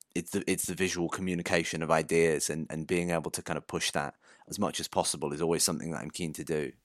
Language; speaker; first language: English; native; English